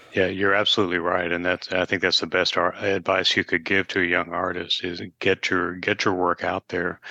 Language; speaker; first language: English; native; English